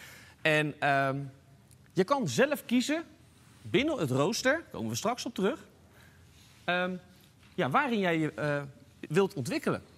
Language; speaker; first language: Dutch; native; Dutch